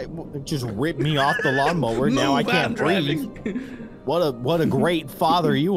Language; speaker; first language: English; native; English